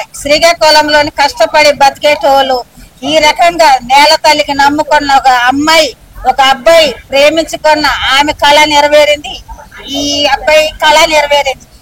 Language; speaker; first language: Telugu; native; Telugu